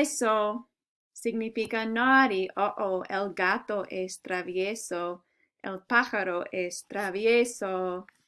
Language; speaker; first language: Spanish; non-native, fluent; English